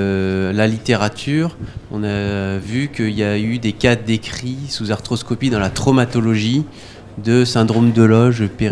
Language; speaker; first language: French; native; French